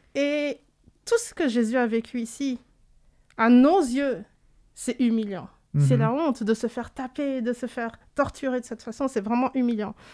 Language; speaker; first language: French; native; French